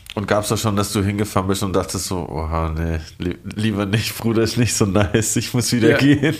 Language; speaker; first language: German; native; German